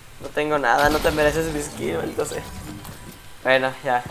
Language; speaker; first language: Spanish; native; Spanish